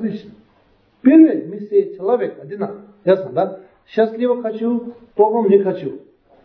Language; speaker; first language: Russian; non-native, learner; Tibetan